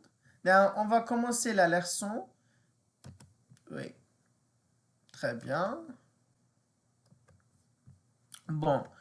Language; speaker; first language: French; non-native, learner; English